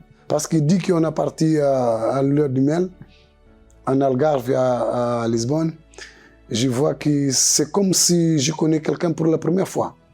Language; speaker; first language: French; non-native, local second language; Portuguese